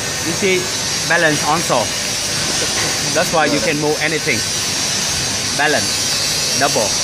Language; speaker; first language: English; non-native, learner; Vietnamese